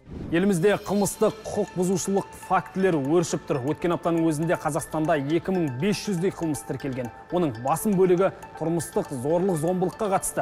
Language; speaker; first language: Kazakh; native; Kazakh